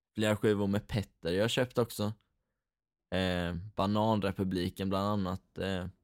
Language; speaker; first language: Swedish; native; Swedish